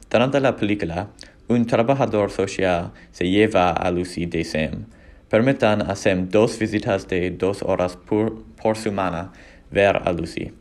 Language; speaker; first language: Spanish; non-native, learner; English